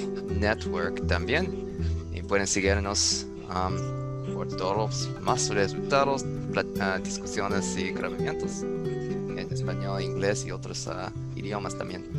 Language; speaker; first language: Spanish; non-native, learner; English